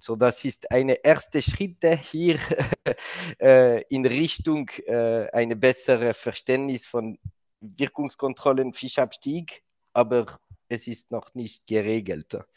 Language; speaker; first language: German; non-native, local second language; French